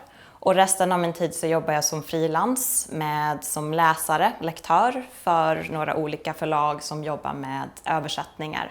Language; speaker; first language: Swedish; native; Swedish